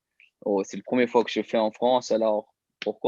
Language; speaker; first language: French; early bilingual, heritage; English